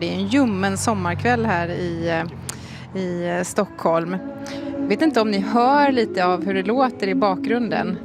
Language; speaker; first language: Swedish; native; Swedish